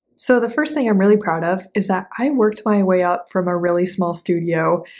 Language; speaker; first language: English; native; English